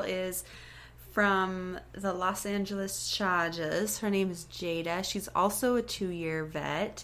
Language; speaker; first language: English; native; English